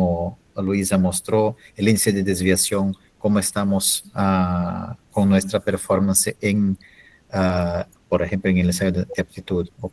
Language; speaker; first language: Spanish; non-native, fluent; Portuguese